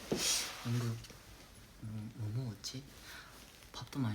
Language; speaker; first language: Korean; non-native, fluent; Japanese